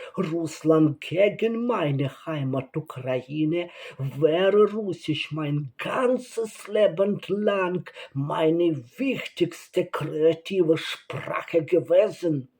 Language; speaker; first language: German; non-native, learner; Ukrainian